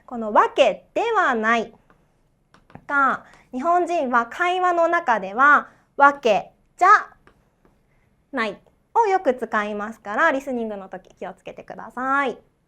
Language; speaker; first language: Japanese; non-native, fluent; Chinese